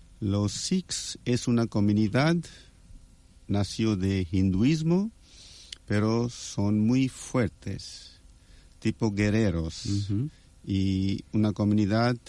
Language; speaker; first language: Spanish; non-native, fluent; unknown